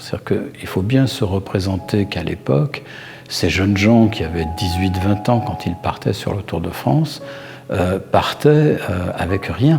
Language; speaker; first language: French; native; French